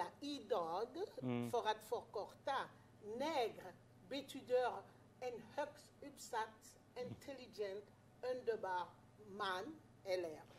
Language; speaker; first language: Swedish; non-native, fluent; French